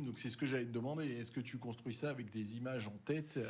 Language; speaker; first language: French; native; French